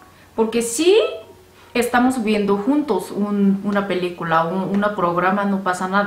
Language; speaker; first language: Spanish; non-native, fluent; Korean